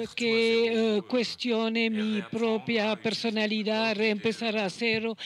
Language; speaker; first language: Spanish; non-native, fluent; Arabic